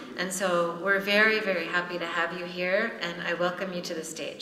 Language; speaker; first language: English; native; English